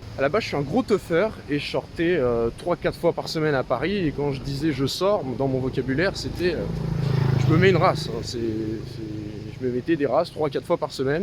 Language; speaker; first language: French; native; French